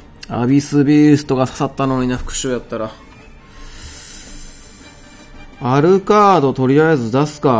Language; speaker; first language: Japanese; native; Japanese